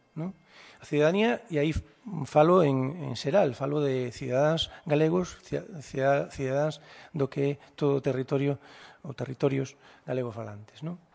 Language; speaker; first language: Galician; native; Galician